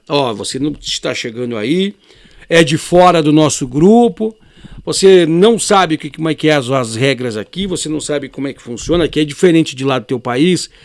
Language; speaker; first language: Portuguese; native; Portuguese